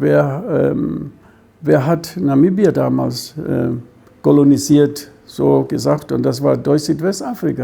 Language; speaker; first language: German; non-native, fluent; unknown